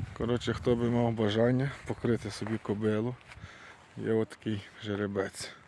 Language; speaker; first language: Ukrainian; native; Ukrainian